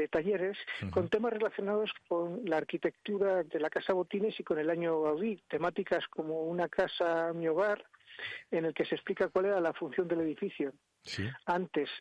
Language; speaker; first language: Spanish; native; Spanish